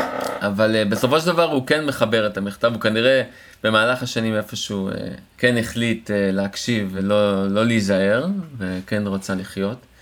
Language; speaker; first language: Hebrew; native; Hebrew